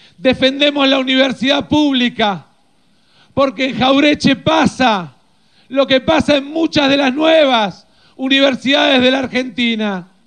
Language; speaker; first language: Spanish; native; Spanish